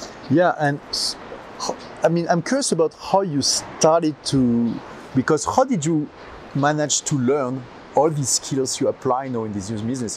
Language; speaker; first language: English; non-native, fluent; French